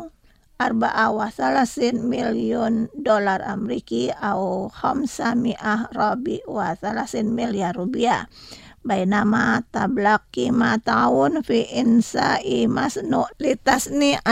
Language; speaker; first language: Arabic; non-native, learner; Indonesian